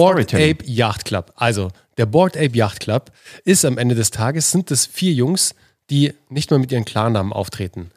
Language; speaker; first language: German; native; German